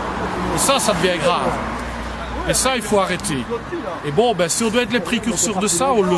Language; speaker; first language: French; native; French